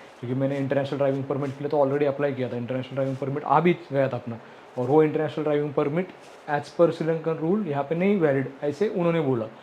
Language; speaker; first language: Hindi; non-native, local second language; Marathi